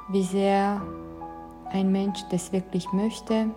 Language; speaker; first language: German; non-native, fluent; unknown